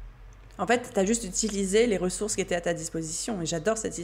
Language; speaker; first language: French; native; French